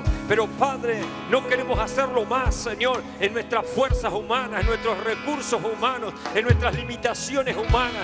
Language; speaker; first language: Spanish; native; Spanish